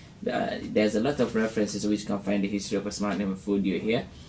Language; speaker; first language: English; non-native, local second language; Hausa